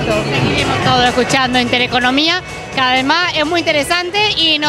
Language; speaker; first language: Spanish; native; Spanish